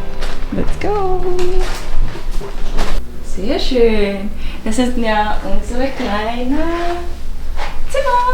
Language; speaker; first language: German; non-native, fluent; Russian